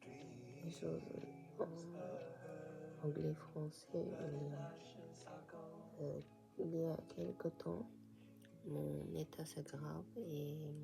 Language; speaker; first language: French; non-native, learner; Japanese